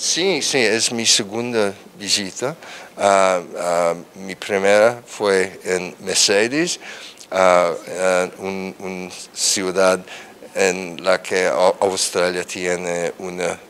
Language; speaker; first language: Spanish; non-native, learner; English